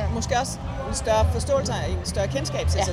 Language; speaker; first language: Danish; native; Danish